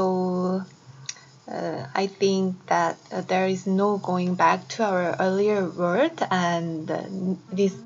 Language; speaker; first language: English; non-native, fluent; Korean